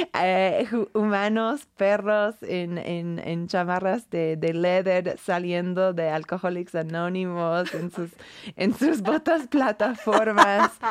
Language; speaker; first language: Spanish; non-native, fluent; English